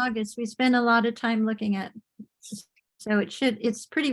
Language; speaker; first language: English; native; English